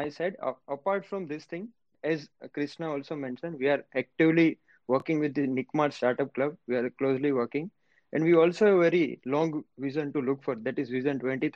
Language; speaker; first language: English; non-native, local second language; Gujarati